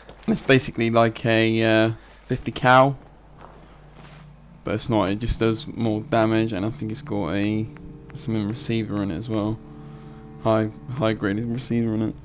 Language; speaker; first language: English; native; English